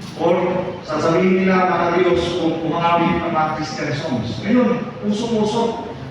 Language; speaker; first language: Filipino; non-native, local second language; Cebuano